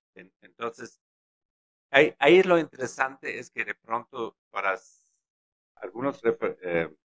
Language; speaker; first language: Spanish; non-native, fluent; German